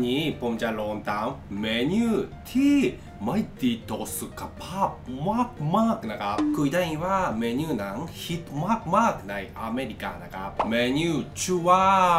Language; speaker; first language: Thai; non-native, learner; Japanese